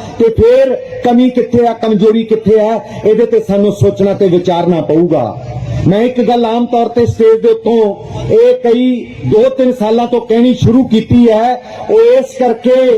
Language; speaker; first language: Punjabi; non-native, local second language; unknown